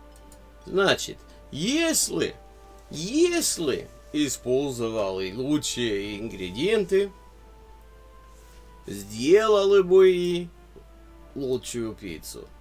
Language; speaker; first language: Russian; non-native, fluent; English